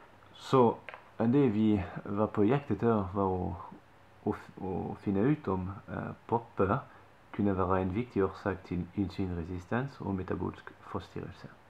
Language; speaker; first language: Norwegian; non-native, fluent; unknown